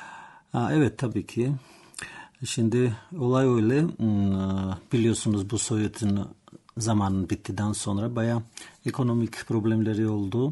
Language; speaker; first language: Turkish; non-native, learner; Georgian